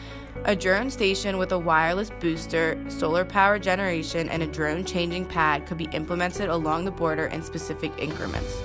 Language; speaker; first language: English; native; English